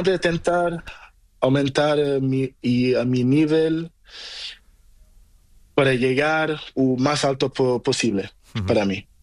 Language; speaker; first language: Spanish; non-native, learner; Portuguese